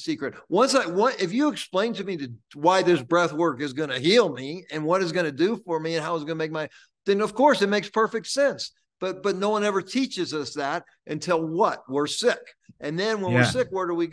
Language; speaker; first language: English; native; English